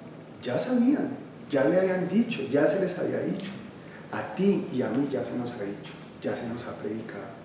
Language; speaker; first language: Spanish; native; Spanish